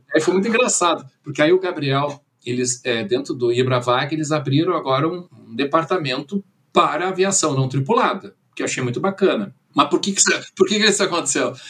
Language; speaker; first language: Portuguese; early bilingual, other home language; German